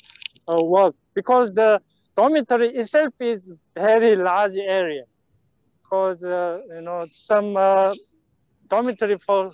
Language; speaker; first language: English; non-native, fluent; Korean